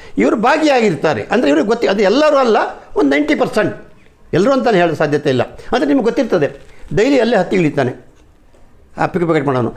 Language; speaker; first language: Kannada; native; Kannada